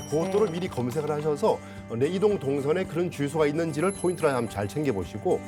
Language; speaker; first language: Korean; native; Korean